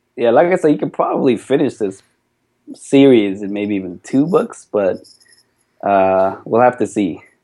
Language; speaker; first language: English; early bilingual, other home language; Korean